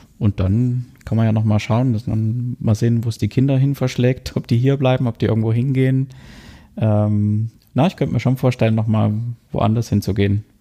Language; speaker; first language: German; native; German